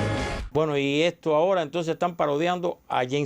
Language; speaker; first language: Spanish; native; Spanish